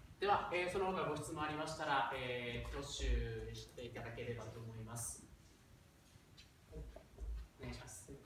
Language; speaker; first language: Japanese; native; Japanese